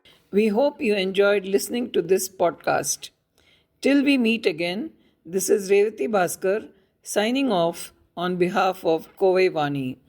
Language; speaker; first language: English; non-native, local second language; Tamil